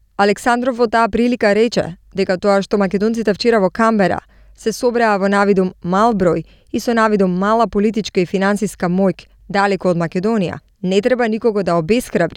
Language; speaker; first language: Macedonian; native; Macedonian